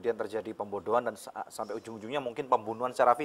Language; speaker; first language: Indonesian; native; Indonesian